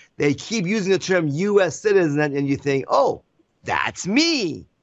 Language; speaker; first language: English; non-native, fluent; Persian